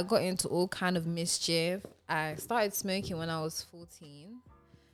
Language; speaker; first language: English; native; English